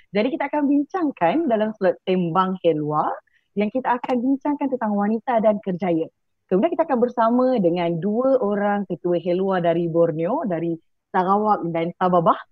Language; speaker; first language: Malay; native; Malay